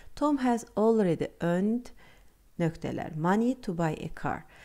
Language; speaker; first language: English; non-native, fluent; Azerbaijani